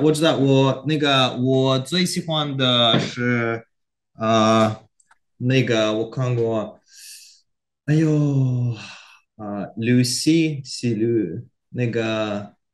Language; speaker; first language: Chinese; non-native, learner; Korean